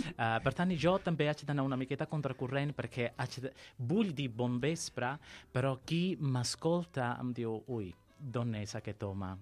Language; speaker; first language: Catalan; non-native, fluent; Sicilian